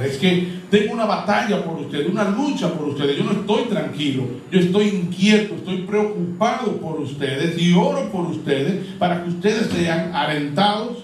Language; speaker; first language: Spanish; native; Spanish